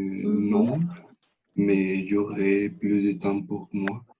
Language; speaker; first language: French; non-native, learner; Spanish